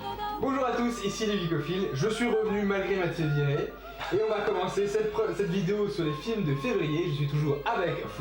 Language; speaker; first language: French; native; French